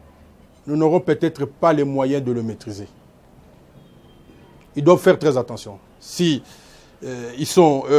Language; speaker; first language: French; non-native, local second language; Lingala